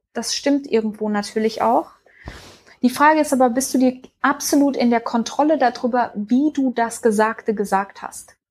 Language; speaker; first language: German; early bilingual, heritage; German